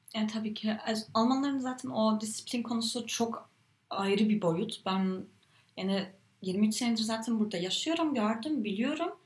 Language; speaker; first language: Turkish; early bilingual, heritage; Turkish